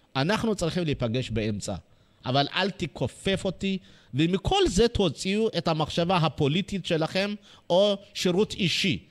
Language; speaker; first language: Hebrew; non-native, fluent; Amharic